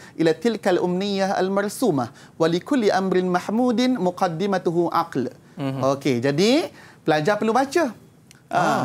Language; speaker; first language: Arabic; non-native, fluent; Malay